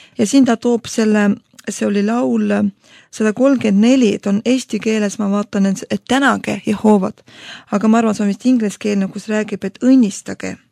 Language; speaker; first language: Estonian; non-native, local second language; Russian